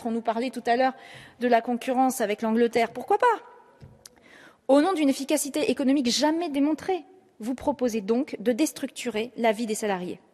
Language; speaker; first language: French; native; French